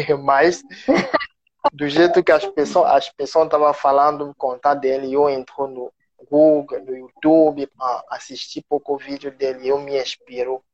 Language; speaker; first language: Portuguese; non-native, learner; French